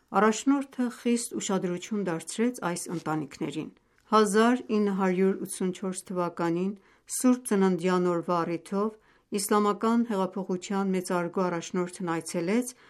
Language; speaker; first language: Armenian; native; Armenian